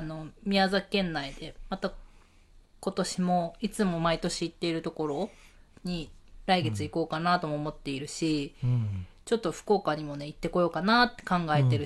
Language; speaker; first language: Japanese; native; Japanese